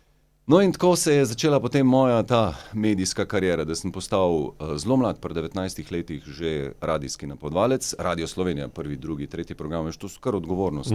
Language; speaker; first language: Slovenian; native; Slovenian